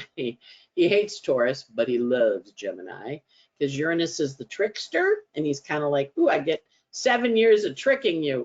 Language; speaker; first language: English; native; English